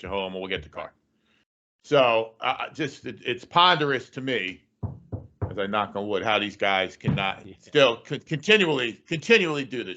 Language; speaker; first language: English; native; English